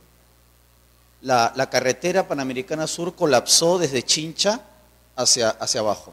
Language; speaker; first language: Spanish; native; Spanish